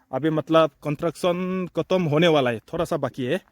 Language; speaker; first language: Hindi; non-native, local second language; Assamese